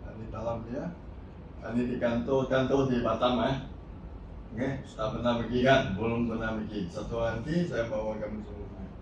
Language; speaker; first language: Malay; non-native, local second language; Chinese